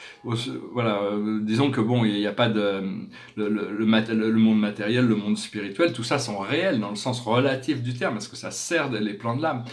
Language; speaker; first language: French; native; French